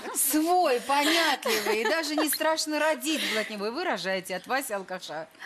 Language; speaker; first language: Russian; native; Russian